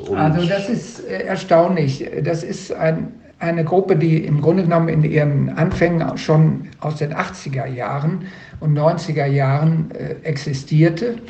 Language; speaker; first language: German; native; German